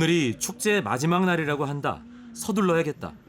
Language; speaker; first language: Korean; native; Korean